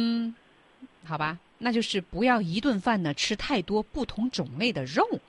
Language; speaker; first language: Chinese; native; Chinese